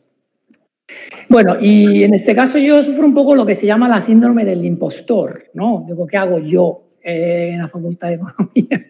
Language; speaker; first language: Spanish; non-native, fluent; Italian